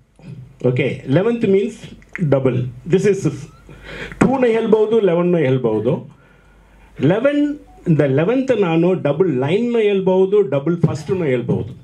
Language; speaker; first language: Kannada; non-native, learner; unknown